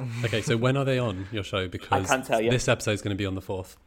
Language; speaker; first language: English; native; English